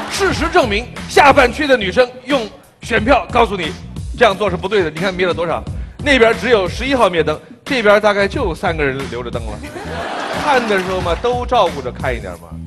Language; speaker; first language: Chinese; native; Chinese